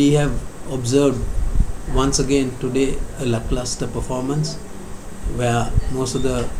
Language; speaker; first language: English; non-native, local second language; Sinhala